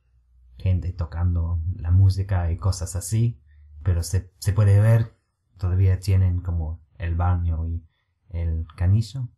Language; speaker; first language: Spanish; non-native, fluent; English